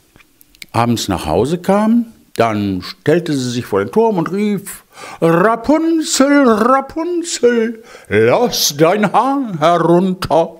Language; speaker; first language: German; native; German